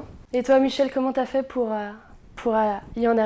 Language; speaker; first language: French; native; French